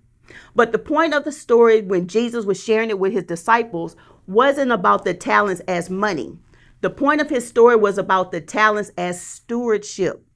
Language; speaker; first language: English; native; English